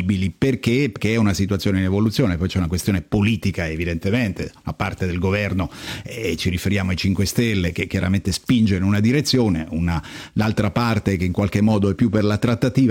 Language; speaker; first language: Italian; native; Italian